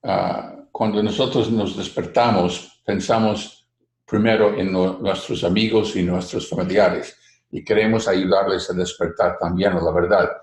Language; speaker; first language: Spanish; non-native, fluent; English